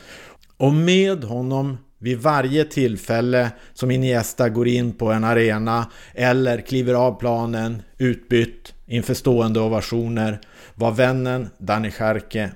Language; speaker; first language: Swedish; native; Swedish